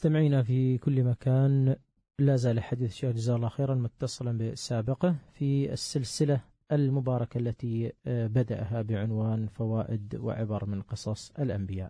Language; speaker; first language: Arabic; native; Arabic